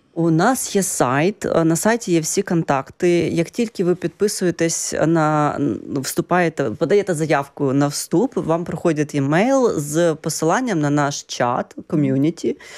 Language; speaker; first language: Ukrainian; native; Ukrainian